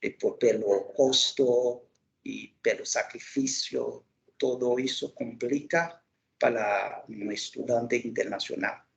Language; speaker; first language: Portuguese; non-native, local second language; Haitian Creole